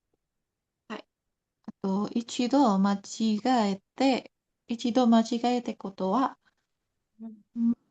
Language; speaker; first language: Japanese; non-native, learner; Indonesian